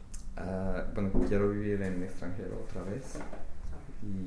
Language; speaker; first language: Spanish; non-native, fluent; English